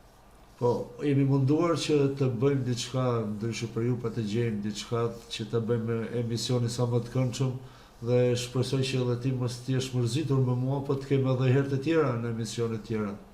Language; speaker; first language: Albanian; native; Albanian